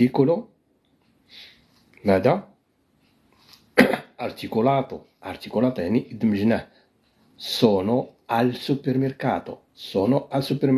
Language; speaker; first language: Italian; non-native, fluent; Arabic